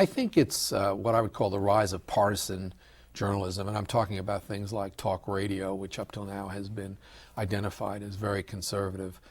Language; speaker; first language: English; native; English